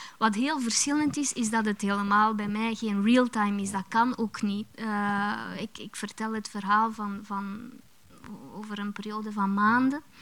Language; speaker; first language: Dutch; early bilingual, other home language; Romanian